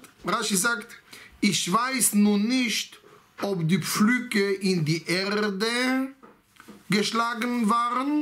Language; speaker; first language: German; non-native, fluent; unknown